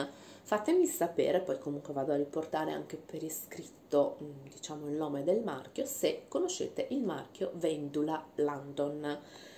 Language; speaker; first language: Italian; native; Italian